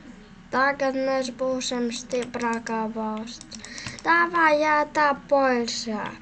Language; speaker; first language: Latvian; non-native, local second language; Russian